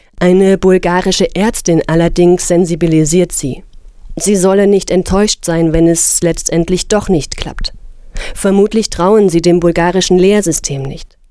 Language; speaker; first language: German; native; German